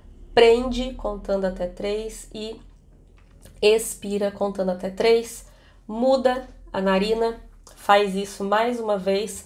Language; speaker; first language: Portuguese; native; Portuguese